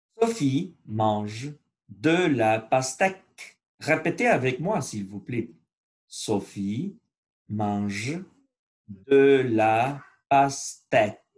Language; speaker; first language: French; non-native, learner; Spanish